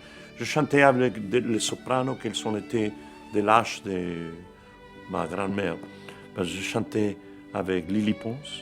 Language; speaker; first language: French; non-native, fluent; Spanish